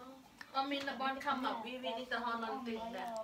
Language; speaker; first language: Swedish; non-native, learner; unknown